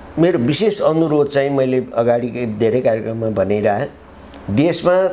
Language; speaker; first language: Nepali; native; Nepali